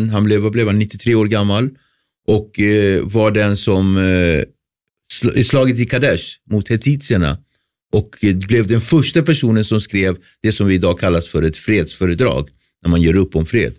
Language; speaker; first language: Swedish; native; Swedish